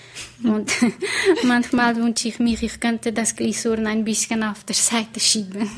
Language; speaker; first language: German; non-native, fluent; Portuguese